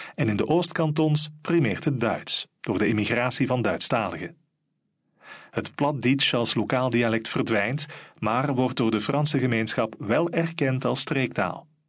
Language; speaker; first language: Dutch; native; Dutch